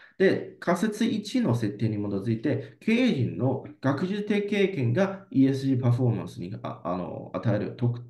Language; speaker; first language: Japanese; non-native, fluent; Chinese